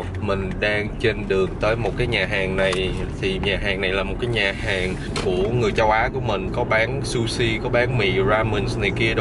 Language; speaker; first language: Vietnamese; early bilingual, other home language; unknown